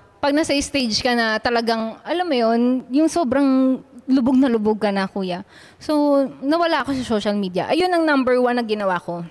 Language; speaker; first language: Filipino; native; Filipino